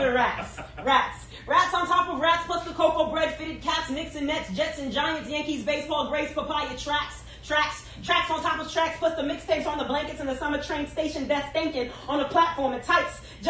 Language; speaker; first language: English; native; English